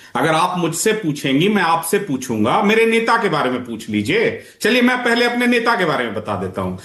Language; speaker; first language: Hindi; native; Hindi